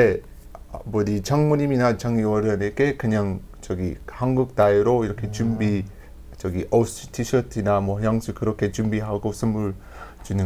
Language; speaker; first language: Korean; non-native, learner; English